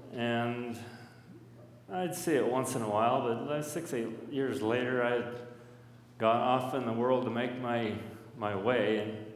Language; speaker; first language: English; native; English